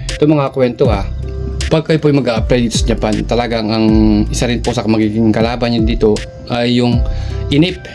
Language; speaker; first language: Filipino; native; Filipino